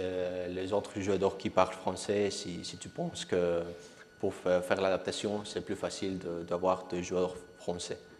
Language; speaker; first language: French; non-native, learner; Spanish